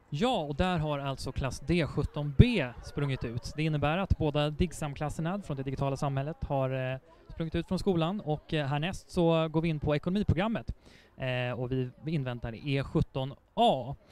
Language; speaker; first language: Swedish; native; Swedish